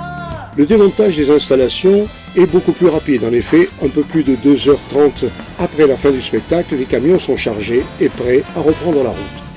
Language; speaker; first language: French; native; French